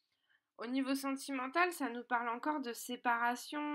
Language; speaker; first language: French; native; French